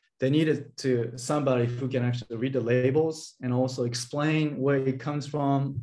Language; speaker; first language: English; non-native, fluent; Japanese